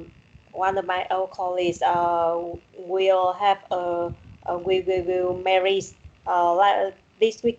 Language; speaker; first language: English; non-native, learner; Vietnamese